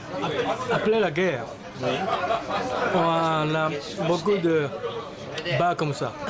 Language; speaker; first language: French; non-native, learner; Japanese